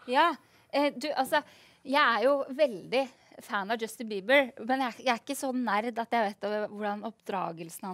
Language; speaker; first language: Norwegian; native; Norwegian